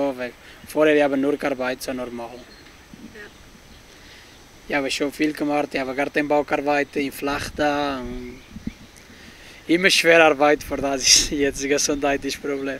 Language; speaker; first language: German; non-native, learner; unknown